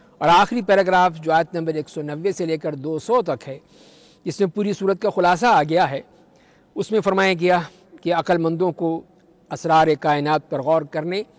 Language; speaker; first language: Urdu; native; Urdu